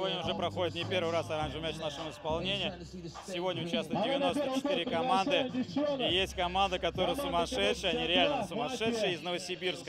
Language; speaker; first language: Russian; native; Russian